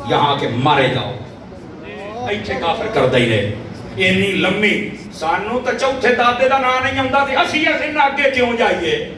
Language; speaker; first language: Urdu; non-native, local second language; Punjabi